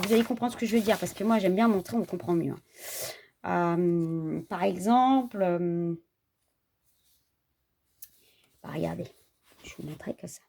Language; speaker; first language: French; native; French